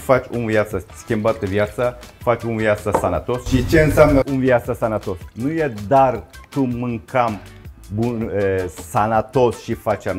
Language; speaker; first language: Romanian; non-native, learner; Turkish